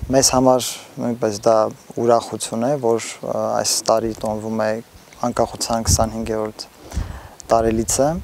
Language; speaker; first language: Armenian; non-native, local second language; Assyrian Neo-Aramaic